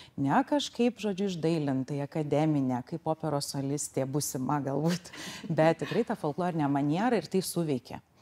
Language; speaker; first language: Lithuanian; native; Lithuanian